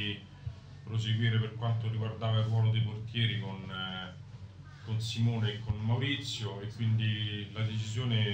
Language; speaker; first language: Italian; native; Italian